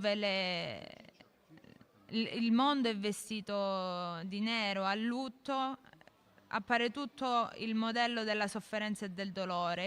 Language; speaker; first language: Italian; native; Italian